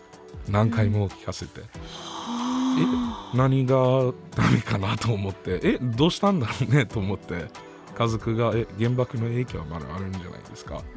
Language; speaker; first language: Japanese; non-native, fluent; English